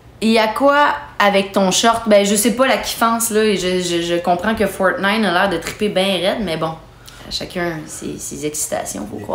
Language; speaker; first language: French; native; French